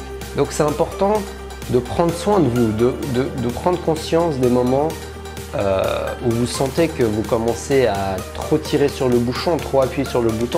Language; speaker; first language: French; native; French